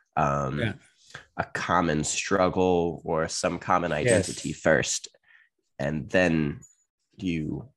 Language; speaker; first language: English; native; English